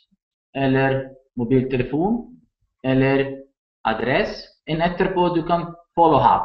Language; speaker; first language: Norwegian; non-native, learner; Italian